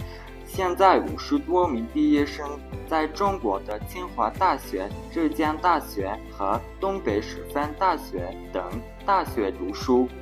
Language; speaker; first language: Chinese; non-native, learner; Mongolian